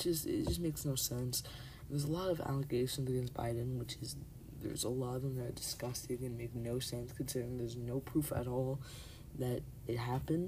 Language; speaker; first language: English; native; English